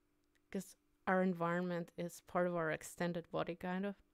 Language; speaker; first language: English; non-native, fluent; Finnish